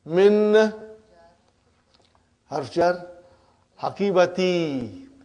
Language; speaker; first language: Arabic; non-native, fluent; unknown